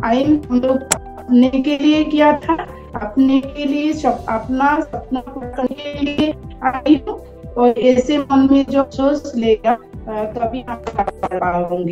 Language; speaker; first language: Hindi; non-native, local second language; Assamese